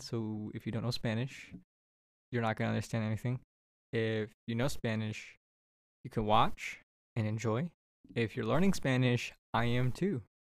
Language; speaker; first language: English; native; English